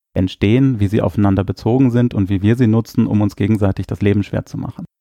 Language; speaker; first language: German; native; German